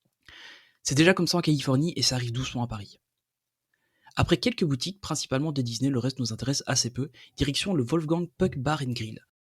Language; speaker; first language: French; native; French